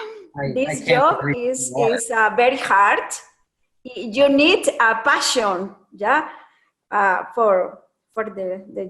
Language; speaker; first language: English; non-native, learner; Spanish